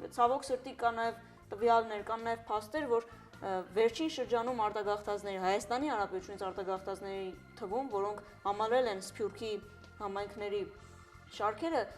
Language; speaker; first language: Armenian; early bilingual, heritage; Armenian